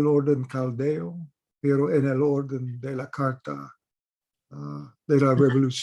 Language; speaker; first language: Spanish; non-native, fluent; English